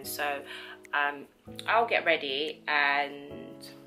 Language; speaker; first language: English; native; English